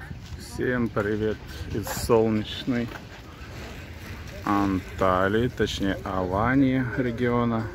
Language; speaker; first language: Russian; native; Russian